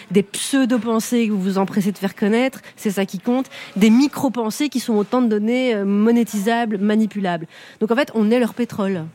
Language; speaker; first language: French; native; French